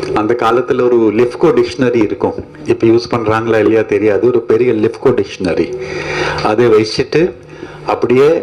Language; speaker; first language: Tamil; non-native, fluent; Hindi